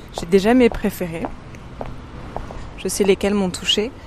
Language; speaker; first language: French; native; French